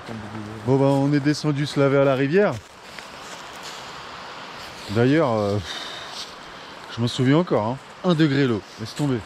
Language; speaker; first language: French; native; French